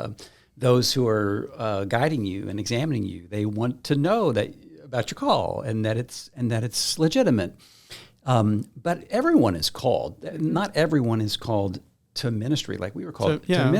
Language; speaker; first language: English; native; English